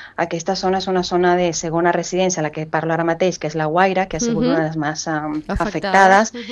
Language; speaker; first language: Catalan; non-native, fluent; Spanish